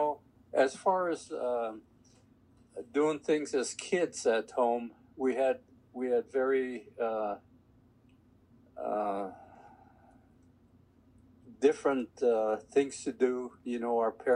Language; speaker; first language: English; native; English